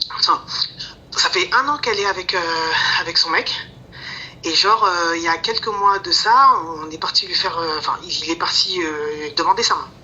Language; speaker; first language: French; early bilingual, other home language; Lingala